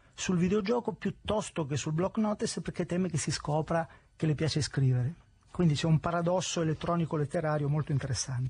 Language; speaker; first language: Italian; native; Italian